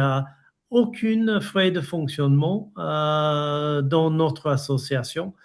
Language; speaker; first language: French; non-native, fluent; English